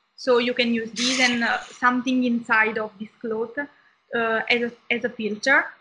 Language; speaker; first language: English; non-native, fluent; Italian